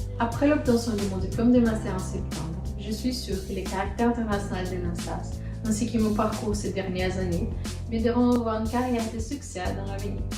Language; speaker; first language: French; non-native, fluent; Portuguese